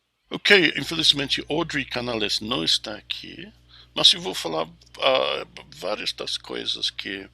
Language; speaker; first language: Portuguese; non-native, fluent; English